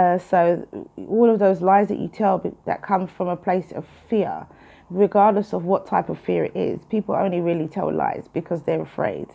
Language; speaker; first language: English; native; English